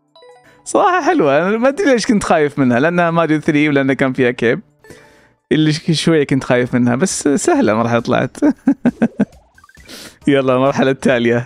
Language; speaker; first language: Arabic; native; Arabic